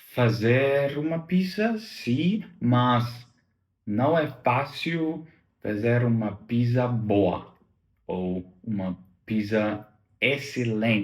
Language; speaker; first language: Portuguese; non-native, learner; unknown